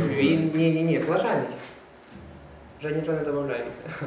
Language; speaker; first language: Ukrainian; native; Ukrainian